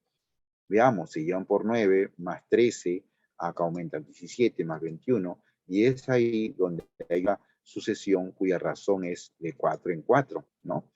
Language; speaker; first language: Spanish; native; Spanish